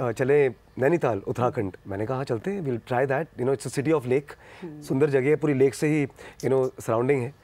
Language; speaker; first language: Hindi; non-native, local second language; Punjabi